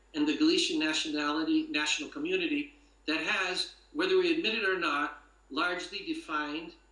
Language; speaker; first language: English; native; English